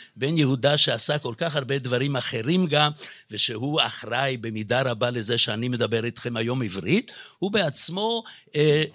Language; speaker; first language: Hebrew; non-native, fluent; Hungarian